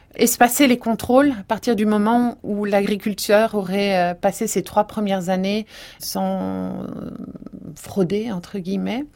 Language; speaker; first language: French; native; French